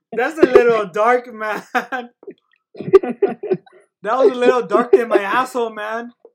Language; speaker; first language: English; early bilingual, other home language; Spanish